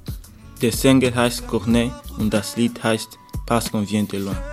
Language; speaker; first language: German; non-native, learner; Kinyarwanda